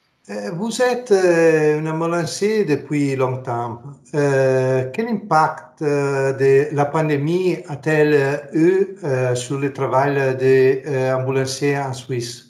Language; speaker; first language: French; non-native, learner; Italian